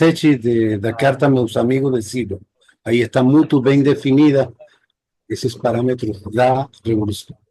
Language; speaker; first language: Portuguese; non-native, fluent; Spanish